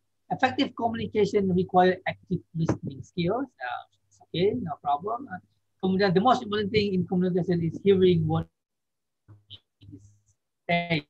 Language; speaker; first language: English; non-native, fluent; Indonesian